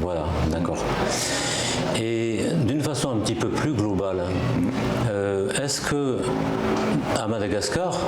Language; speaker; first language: French; native; French